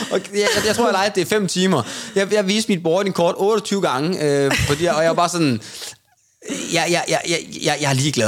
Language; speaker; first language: Danish; native; Danish